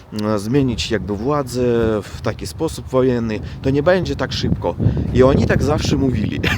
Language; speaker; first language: Polish; non-native, fluent; Russian